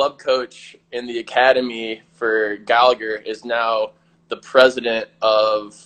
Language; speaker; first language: English; native; English